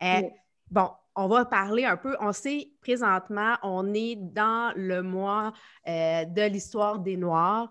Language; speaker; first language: French; native; French